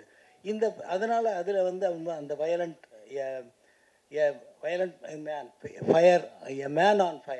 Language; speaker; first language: Tamil; native; Tamil